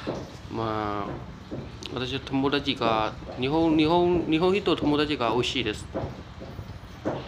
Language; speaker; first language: Japanese; non-native, learner; Thai